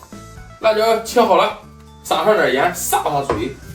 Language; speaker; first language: Chinese; native; Chinese